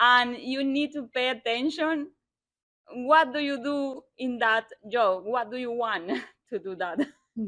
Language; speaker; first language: English; non-native, learner; Spanish